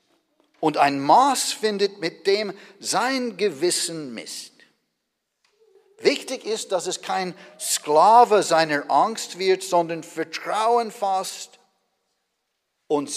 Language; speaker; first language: German; non-native, fluent; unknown